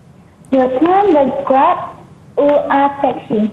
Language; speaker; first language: French; non-native, learner; Malay